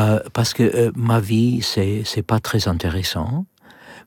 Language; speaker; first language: French; non-native, learner; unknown